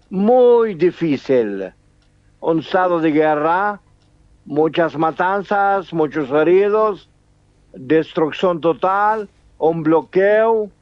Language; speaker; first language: Spanish; non-native, fluent; Arabic